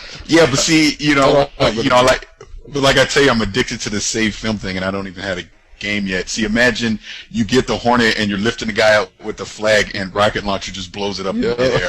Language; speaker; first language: English; native; English